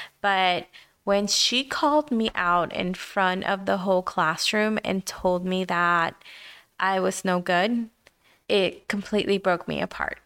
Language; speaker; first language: English; early bilingual, other home language; Spanish